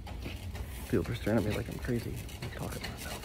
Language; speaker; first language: English; native; English